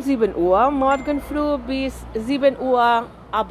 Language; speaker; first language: German; non-native, learner; Spanish